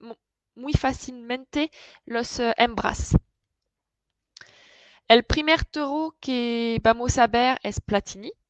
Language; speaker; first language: Spanish; non-native, fluent; French